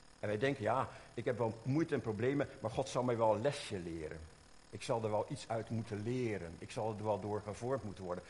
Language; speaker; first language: Dutch; native; Dutch